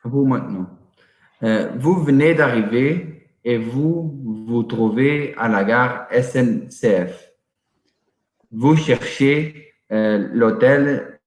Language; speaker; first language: French; non-native, learner; Portuguese